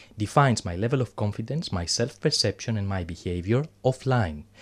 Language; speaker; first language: English; non-native, fluent; Greek